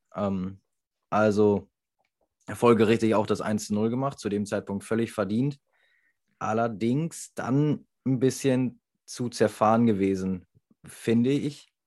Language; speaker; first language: German; native; German